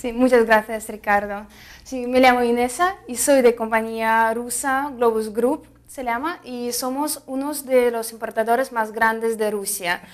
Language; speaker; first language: Spanish; non-native, fluent; Russian